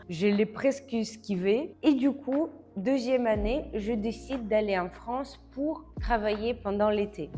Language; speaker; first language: French; non-native, fluent; Russian